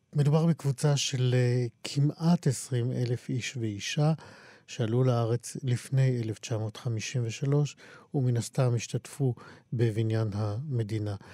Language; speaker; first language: Hebrew; native; Hebrew